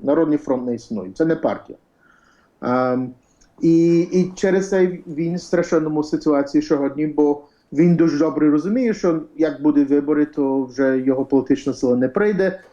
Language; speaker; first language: Ukrainian; early bilingual, heritage; Ukrainian